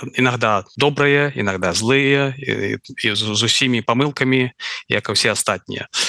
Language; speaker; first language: Belarusian; non-native, local second language; Russian